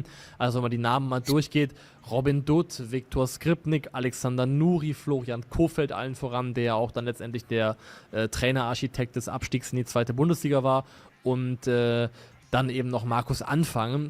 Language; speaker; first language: German; native; German